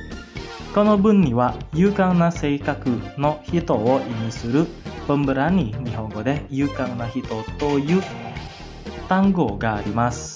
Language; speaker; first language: Japanese; non-native, fluent; Indonesian